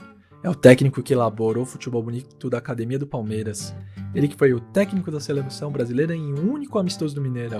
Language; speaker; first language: Portuguese; native; Portuguese